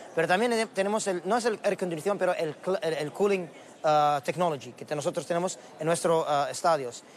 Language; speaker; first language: Spanish; non-native, learner; Arabic